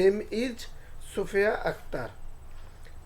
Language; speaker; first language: English; non-native, learner; Bangla